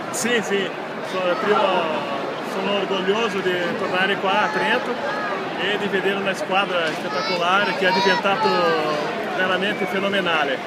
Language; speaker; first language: Italian; non-native, learner; Portuguese